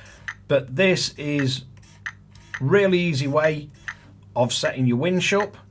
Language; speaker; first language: English; native; English